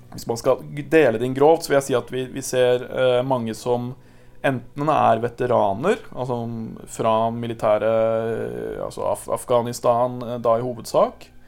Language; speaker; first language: Norwegian; native; Norwegian